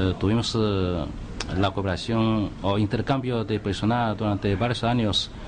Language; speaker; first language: Spanish; non-native, fluent; Chinese